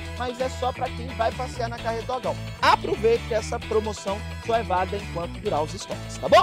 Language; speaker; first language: Portuguese; native; Portuguese